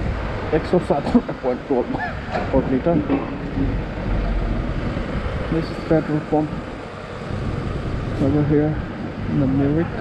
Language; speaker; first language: Hindi; non-native, local second language; Nepali